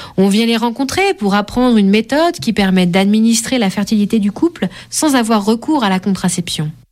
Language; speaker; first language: French; native; French